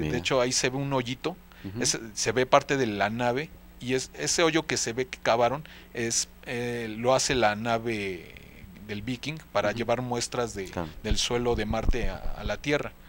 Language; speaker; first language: Spanish; native; Spanish